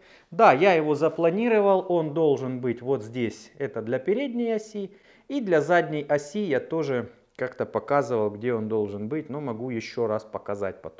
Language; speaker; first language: Russian; native; Russian